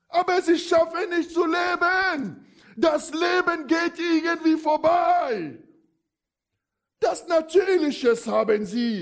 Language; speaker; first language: German; non-native, fluent; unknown